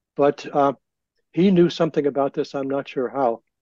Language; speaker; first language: English; native; English